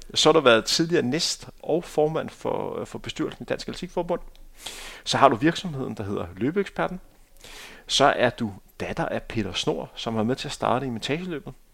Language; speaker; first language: Danish; native; Danish